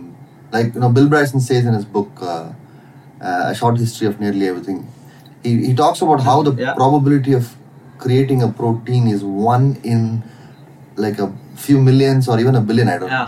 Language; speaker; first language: English; non-native, local second language; Tamil